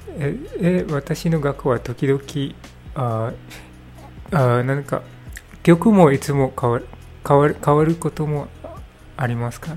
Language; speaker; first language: Japanese; non-native, learner; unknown